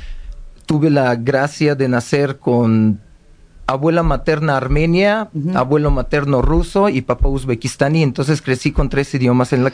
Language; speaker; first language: Spanish; non-native, fluent; Uzbek